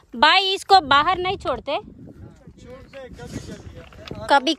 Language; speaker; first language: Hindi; non-native, local second language; Telugu